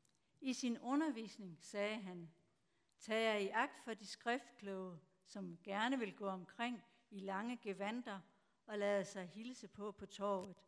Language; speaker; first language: Danish; native; Danish